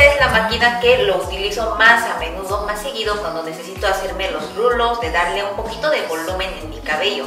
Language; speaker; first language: Spanish; non-native, fluent; Korean